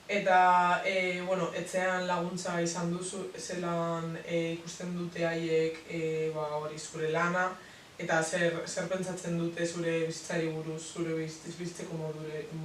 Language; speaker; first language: Basque; non-native, local second language; Spanish